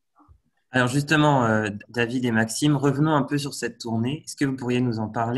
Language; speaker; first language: French; native; French